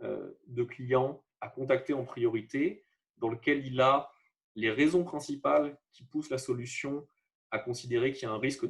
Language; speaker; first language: French; native; French